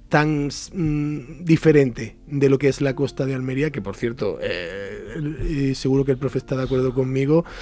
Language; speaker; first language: Spanish; native; Spanish